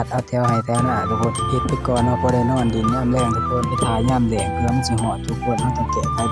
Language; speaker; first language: Thai; non-native, local second language; Lao